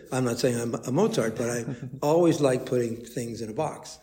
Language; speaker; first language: English; native; English